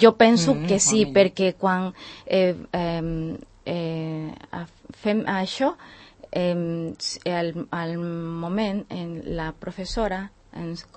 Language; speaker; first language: Catalan; non-native, learner; Spanish